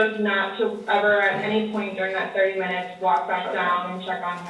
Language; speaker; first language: English; native; English